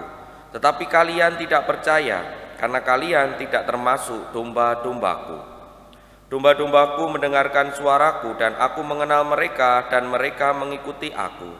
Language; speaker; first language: Indonesian; non-native, local second language; Javanese